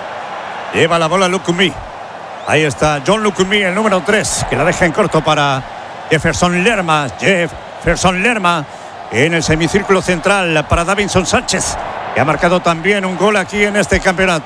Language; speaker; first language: Spanish; native; Spanish